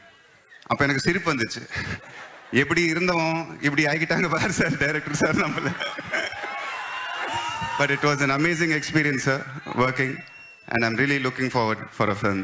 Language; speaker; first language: Tamil; non-native, local second language; Telugu